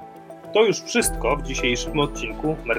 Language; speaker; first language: Polish; native; Polish